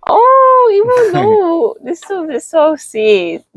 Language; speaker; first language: English; native; English